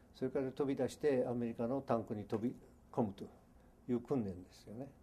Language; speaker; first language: Japanese; early bilingual, heritage; Japanese